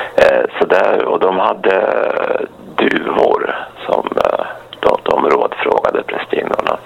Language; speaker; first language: Swedish; native; Swedish